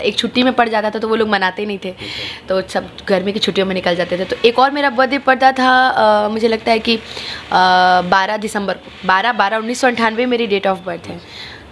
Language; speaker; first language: Hindi; native; Hindi